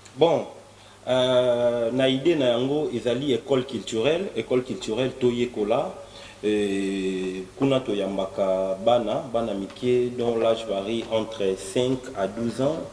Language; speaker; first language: Lingala; native; Lingala